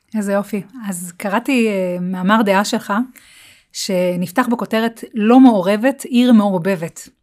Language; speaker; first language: Hebrew; native; Hebrew